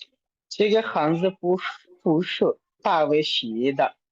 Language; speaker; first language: Chinese; non-native, learner; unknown